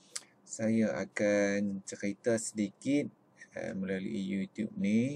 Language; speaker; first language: Malay; native; Malay